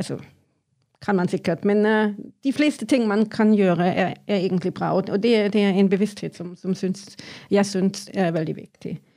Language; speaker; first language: Norwegian; non-native, fluent; German